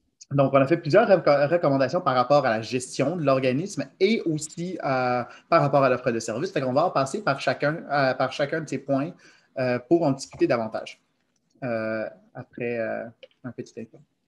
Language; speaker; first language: French; native; French